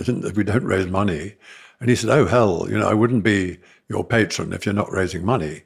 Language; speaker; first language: English; native; English